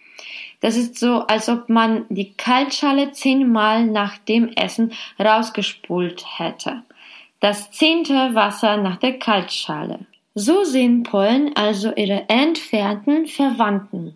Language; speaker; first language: German; non-native, fluent; Polish